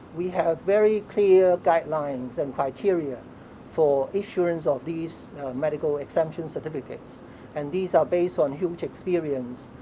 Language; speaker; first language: English; non-native, local second language; Chinese